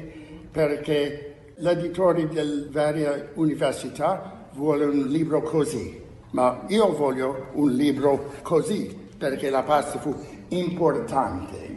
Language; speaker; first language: Italian; non-native, learner; English